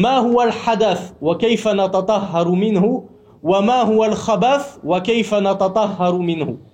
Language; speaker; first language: Arabic; non-native, fluent; French